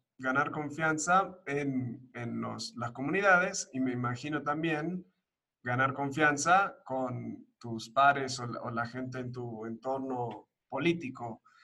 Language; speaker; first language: Spanish; early bilingual, other home language; English